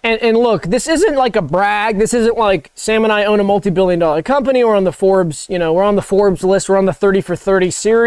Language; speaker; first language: English; native; English